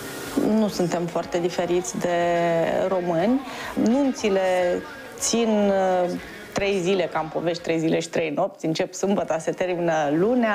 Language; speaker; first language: Romanian; non-native, local second language; Macedonian